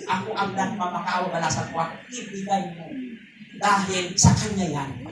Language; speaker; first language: Filipino; non-native, local second language; Iloko